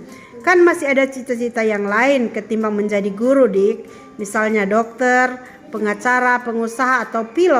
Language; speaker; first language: Indonesian; native; Indonesian